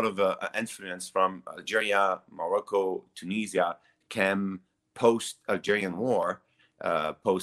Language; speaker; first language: English; non-native, fluent; French